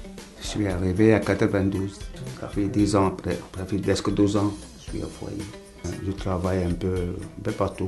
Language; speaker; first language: French; non-native, learner; Arabic